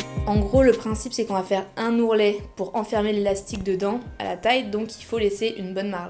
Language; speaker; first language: French; native; French